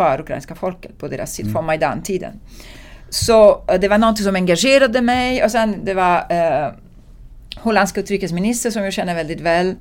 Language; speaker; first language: Swedish; non-native, fluent; Italian